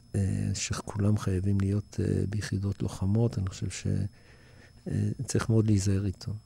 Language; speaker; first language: Hebrew; early bilingual, other home language; English